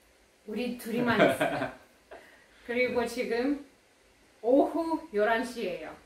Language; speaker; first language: Korean; non-native, learner; Russian